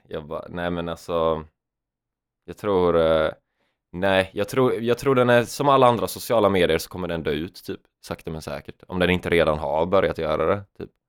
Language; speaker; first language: Swedish; native; Swedish